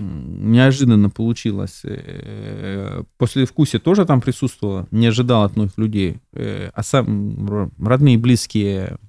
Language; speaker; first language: Russian; native; Russian